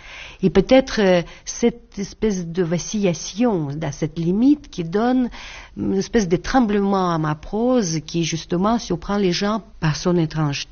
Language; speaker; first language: French; non-native, fluent; Russian